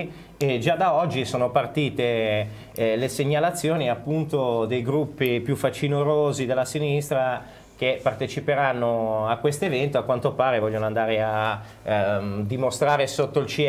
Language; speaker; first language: Italian; native; Italian